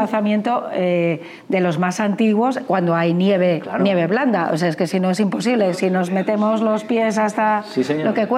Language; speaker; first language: Spanish; native; Spanish